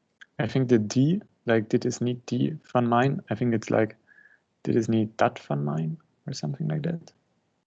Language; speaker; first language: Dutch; non-native, learner; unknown